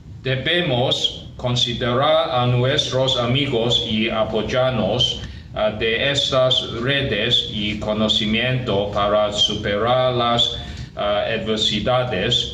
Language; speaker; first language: Spanish; non-native, learner; Cantonese